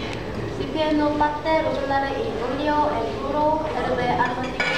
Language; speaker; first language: Italian; non-native, learner; Korean